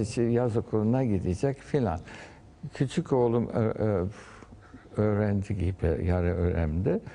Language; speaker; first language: Turkish; early bilingual, heritage; Turkish